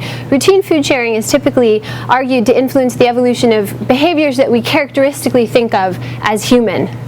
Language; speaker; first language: English; native; English